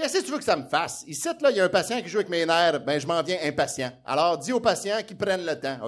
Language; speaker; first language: French; native; French